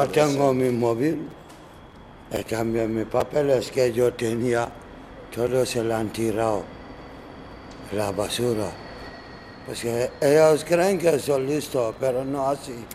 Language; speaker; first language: Spanish; non-native, learner; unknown